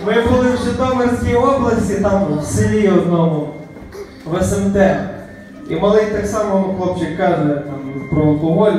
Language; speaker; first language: Ukrainian; native; Ukrainian